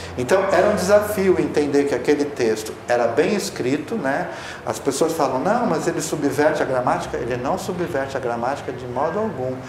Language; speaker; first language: Portuguese; native; Portuguese